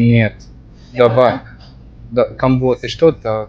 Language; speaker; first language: Russian; non-native, learner; Arabic